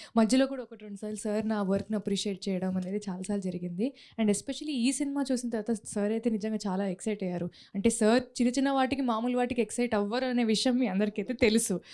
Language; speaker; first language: Telugu; native; Telugu